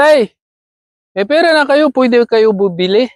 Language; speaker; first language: Filipino; non-native, learner; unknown